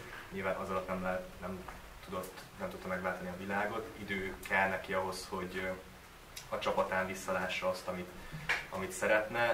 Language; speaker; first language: Hungarian; native; Hungarian